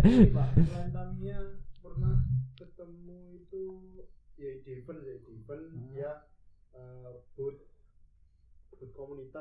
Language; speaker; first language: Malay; non-native, local second language; Javanese